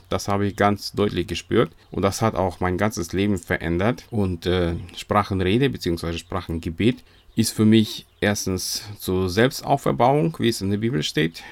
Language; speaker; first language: German; non-native, fluent; Russian